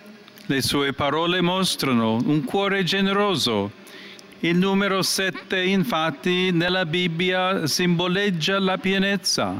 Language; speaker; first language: Italian; non-native, fluent; English